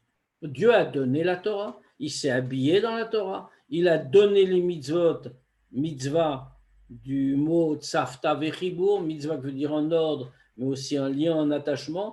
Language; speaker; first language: French; native; French